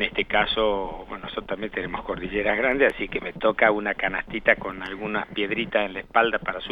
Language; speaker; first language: Spanish; native; Spanish